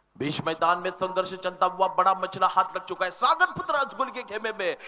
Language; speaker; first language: Hindi; non-native, local second language; Marathi